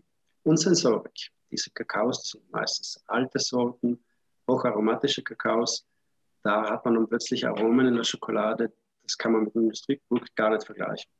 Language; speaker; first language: German; native; German